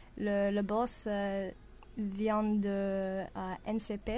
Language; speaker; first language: French; non-native, learner; English